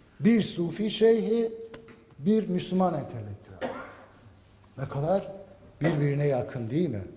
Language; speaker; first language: Turkish; native; Turkish